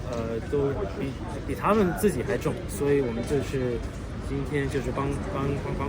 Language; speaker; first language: Chinese; early bilingual, other home language; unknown